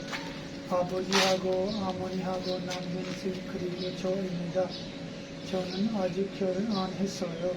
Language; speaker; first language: Korean; non-native, learner; Punjabi